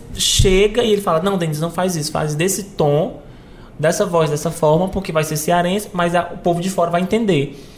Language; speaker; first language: Portuguese; native; Portuguese